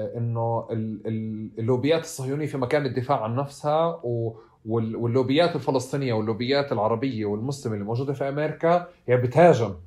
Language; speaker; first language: Arabic; native; Arabic